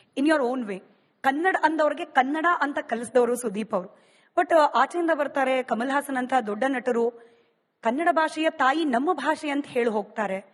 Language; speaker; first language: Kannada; native; Kannada